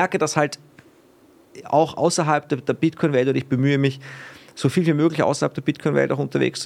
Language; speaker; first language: German; native; German